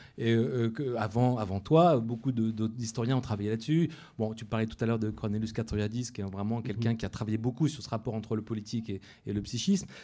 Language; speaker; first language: French; native; French